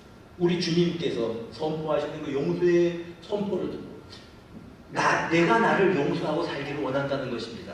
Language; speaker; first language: Korean; native; Korean